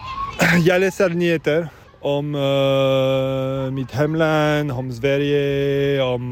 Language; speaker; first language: Swedish; non-native, learner; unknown